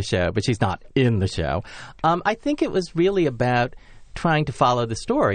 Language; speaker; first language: English; native; English